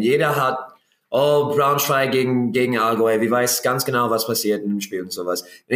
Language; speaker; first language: German; non-native, learner; English